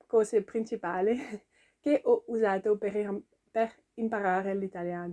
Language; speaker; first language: Italian; non-native, learner; French